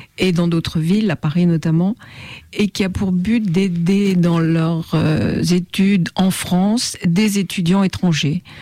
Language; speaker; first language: French; native; French